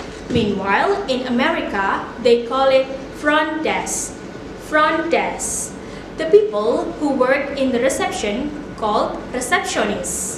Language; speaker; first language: English; non-native, fluent; Indonesian